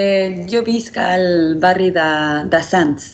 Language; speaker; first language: Catalan; non-native, learner; Spanish